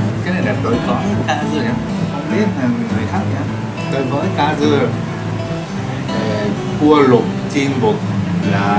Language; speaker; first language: Vietnamese; non-native, learner; Japanese